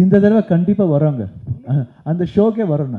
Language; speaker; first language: Tamil; non-native, local second language; Kannada